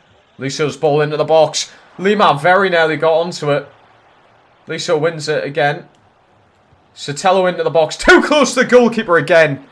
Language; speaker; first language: English; native; English